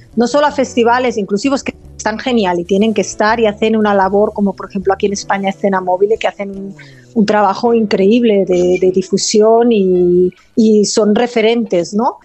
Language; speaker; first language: Spanish; non-native, local second language; Catalan